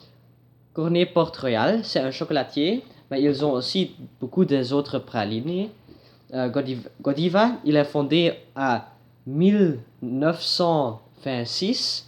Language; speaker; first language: French; non-native, learner; Dutch